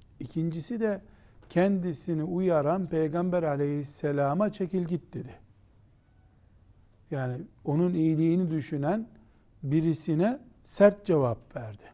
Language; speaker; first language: Turkish; native; Turkish